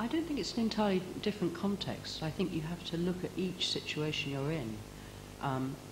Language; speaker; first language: English; native; English